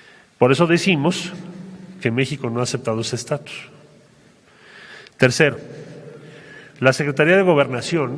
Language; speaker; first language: Spanish; native; Spanish